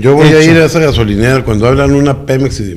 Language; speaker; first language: Spanish; native; Spanish